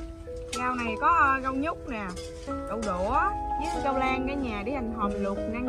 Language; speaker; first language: Vietnamese; native; Vietnamese